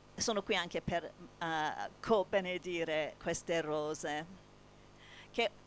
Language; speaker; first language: Italian; non-native, fluent; English